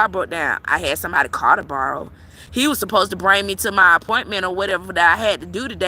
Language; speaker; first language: English; native; English